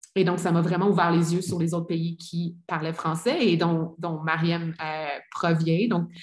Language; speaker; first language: French; native; French